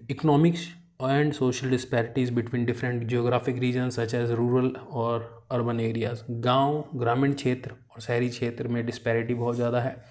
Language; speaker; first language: Hindi; native; Hindi